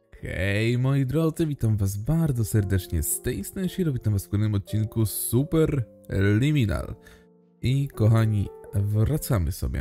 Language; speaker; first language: Polish; native; Polish